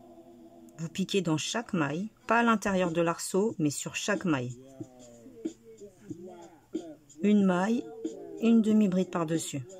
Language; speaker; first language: French; native; French